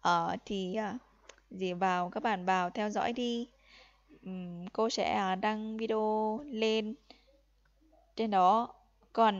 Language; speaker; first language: Vietnamese; non-native, fluent; Lao